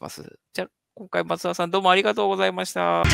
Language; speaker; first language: Japanese; native; Japanese